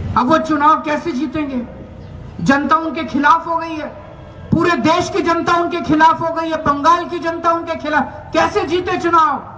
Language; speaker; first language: Hindi; native; Hindi